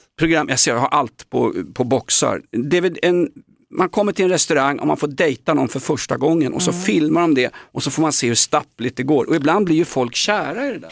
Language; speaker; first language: Swedish; native; Swedish